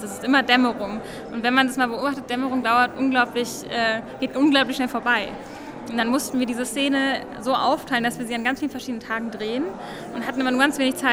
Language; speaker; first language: German; native; German